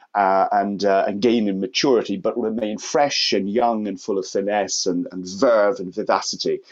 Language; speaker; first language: English; native; English